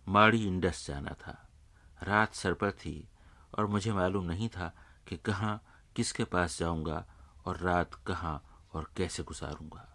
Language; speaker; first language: Urdu; native; Urdu